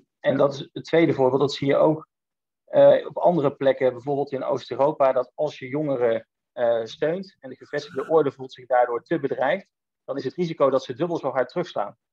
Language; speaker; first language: Dutch; native; Dutch